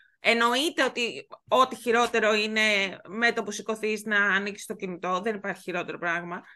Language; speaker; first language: Greek; native; Greek